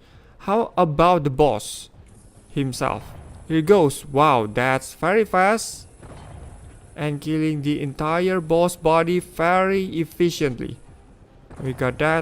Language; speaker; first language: English; non-native, fluent; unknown